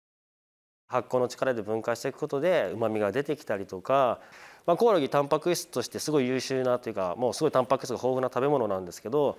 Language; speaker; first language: Japanese; native; Japanese